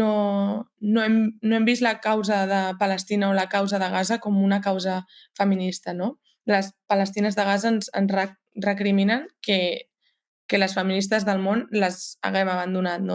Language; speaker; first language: Catalan; native; Catalan